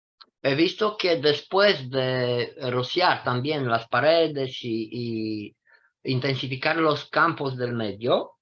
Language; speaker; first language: Spanish; non-native, fluent; Romanian